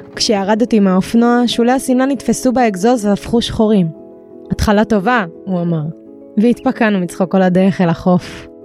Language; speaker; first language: Hebrew; native; Hebrew